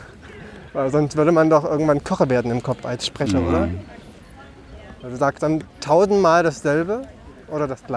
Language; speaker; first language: German; native; German